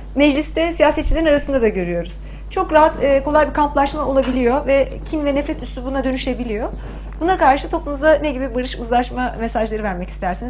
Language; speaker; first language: Turkish; native; Turkish